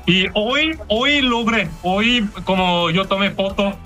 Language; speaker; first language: Spanish; non-native, learner; Korean